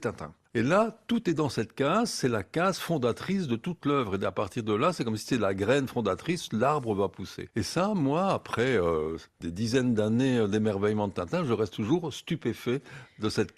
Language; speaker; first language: French; native; French